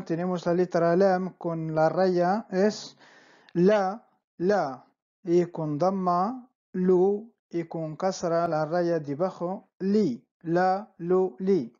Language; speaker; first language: Spanish; non-native, fluent; Arabic